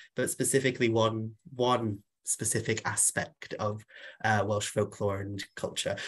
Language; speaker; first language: English; non-native, local second language; Welsh